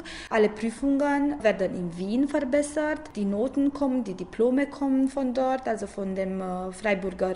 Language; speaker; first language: German; non-native, fluent; Romanian